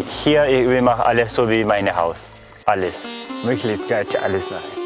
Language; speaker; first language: German; non-native, learner; Sherpa